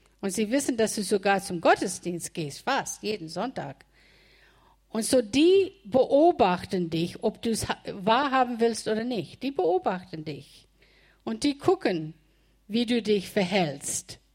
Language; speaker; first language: German; non-native, fluent; English